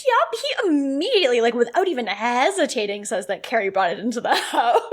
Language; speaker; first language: English; native; English